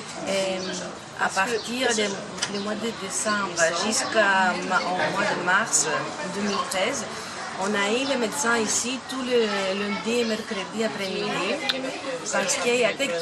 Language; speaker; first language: French; non-native, fluent; Greek